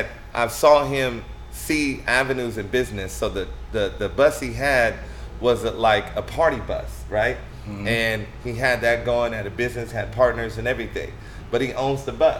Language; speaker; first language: English; native; English